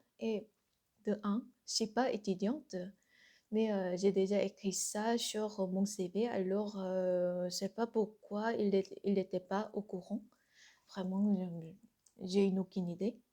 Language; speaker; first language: French; non-native, learner; Korean